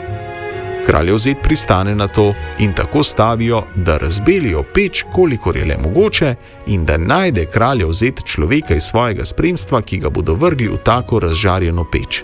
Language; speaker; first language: Slovenian; native; Slovenian